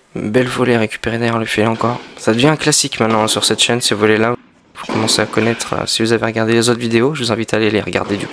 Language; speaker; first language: French; native; French